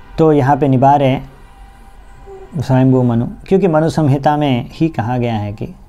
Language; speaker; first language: Hindi; non-native, local second language; Bangla